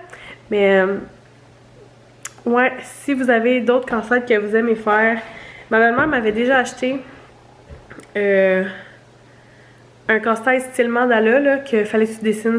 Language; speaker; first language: French; native; French